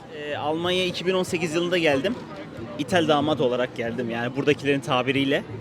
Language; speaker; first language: Turkish; native; Turkish